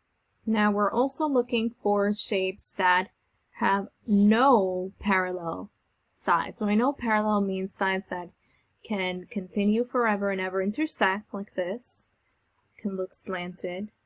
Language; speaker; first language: English; native; English